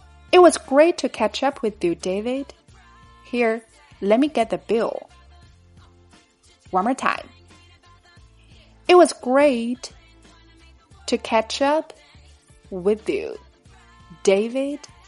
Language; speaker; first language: English; non-native, fluent; Chinese